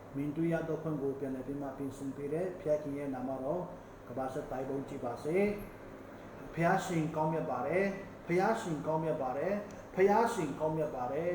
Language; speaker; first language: Burmese; non-native, local second language; Hakha Chin